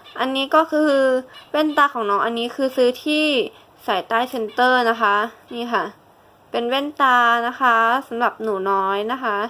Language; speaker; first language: Thai; native; Thai